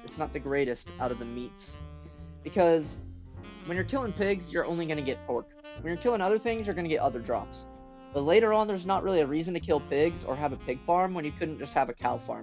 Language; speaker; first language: English; native; English